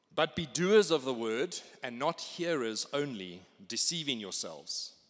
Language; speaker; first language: English; native; English